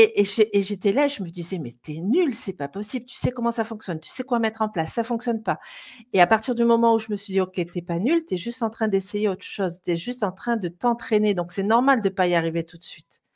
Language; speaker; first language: French; native; French